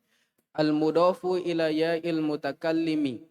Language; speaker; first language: Arabic; non-native, learner; Indonesian